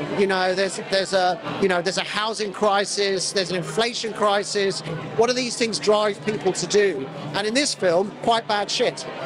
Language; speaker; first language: English; native; English